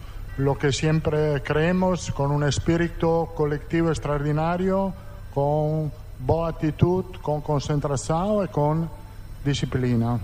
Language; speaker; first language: Portuguese; non-native, fluent; Italian